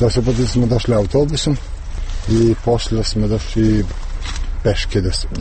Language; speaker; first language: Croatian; non-native, local second language; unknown